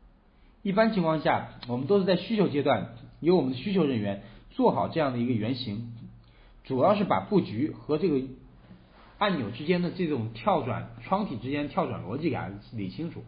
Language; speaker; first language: Chinese; native; Chinese